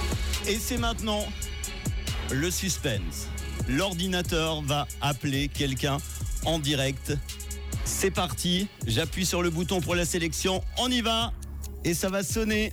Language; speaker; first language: French; native; French